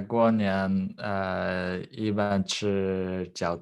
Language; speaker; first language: Chinese; non-native, learner; Norwegian